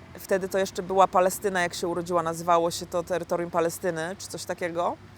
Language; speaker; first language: Polish; native; Polish